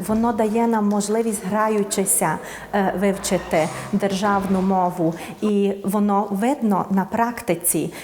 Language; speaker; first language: Ukrainian; non-native, local second language; Hungarian